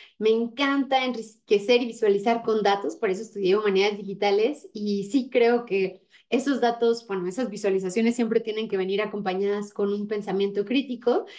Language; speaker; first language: Spanish; native; Spanish